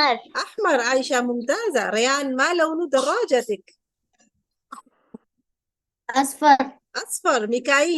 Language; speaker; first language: Arabic; non-native, fluent; Urdu